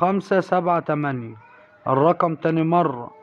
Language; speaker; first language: Arabic; native; Arabic